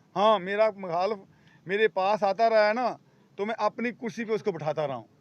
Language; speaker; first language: Urdu; non-native, local second language; Punjabi